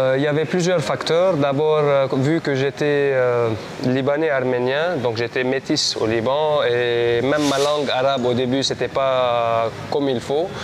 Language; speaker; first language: French; non-native, local second language; Armenian